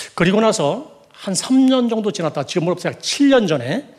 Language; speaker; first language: Korean; native; Korean